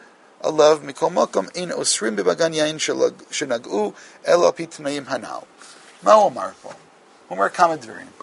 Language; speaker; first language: Hebrew; non-native, fluent; English